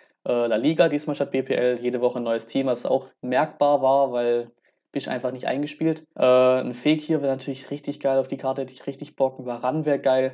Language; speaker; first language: German; native; German